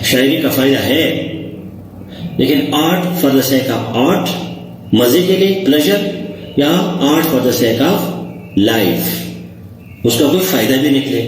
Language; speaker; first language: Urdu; non-native, local second language; Pashto